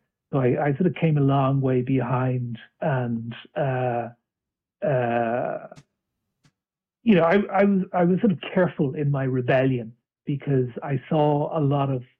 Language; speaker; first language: English; native; English